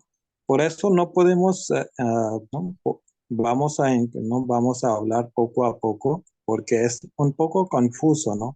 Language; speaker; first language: Spanish; non-native, learner; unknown